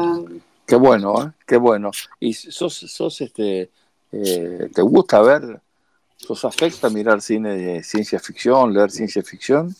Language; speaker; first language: Spanish; native; Spanish